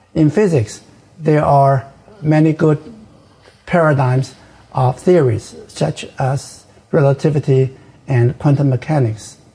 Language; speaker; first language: English; non-native, fluent; Chinese